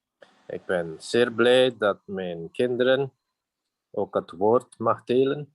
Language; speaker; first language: Dutch; non-native, fluent; Indonesian